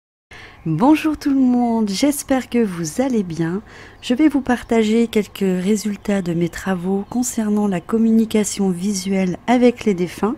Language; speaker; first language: French; native; French